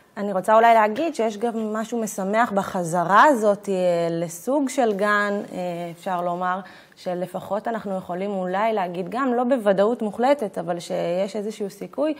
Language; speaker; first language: Hebrew; native; Hebrew